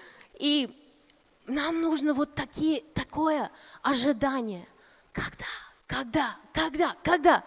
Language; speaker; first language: Russian; non-native, fluent; English